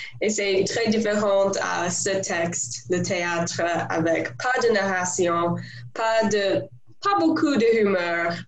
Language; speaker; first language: French; non-native, learner; English